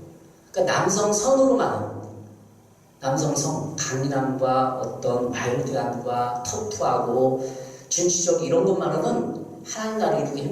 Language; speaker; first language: Korean; native; Korean